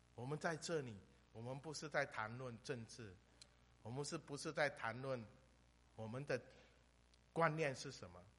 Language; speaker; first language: Chinese; native; Chinese